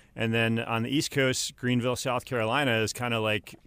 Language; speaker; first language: English; native; English